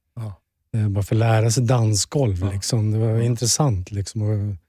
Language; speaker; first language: Swedish; native; Swedish